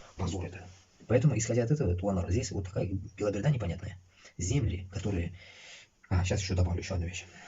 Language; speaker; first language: Russian; non-native, local second language; Uzbek